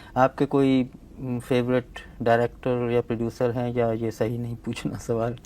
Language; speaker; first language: Hindi; native; Hindi